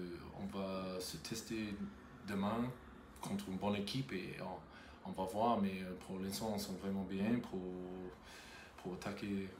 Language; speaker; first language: French; non-native, fluent; English